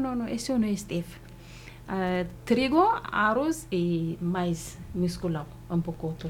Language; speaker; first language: Spanish; non-native, learner; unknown